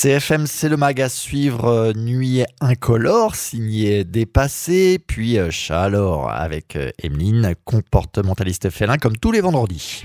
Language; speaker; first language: French; native; French